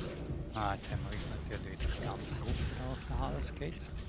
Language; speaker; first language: German; native; German